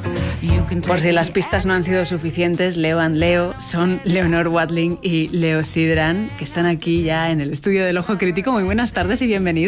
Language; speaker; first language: Spanish; native; Spanish